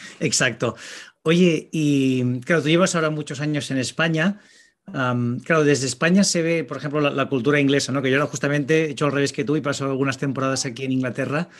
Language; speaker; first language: Spanish; native; Spanish